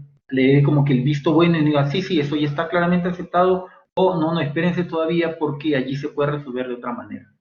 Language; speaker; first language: Spanish; native; Spanish